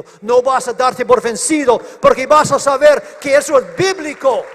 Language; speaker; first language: Spanish; non-native, fluent; English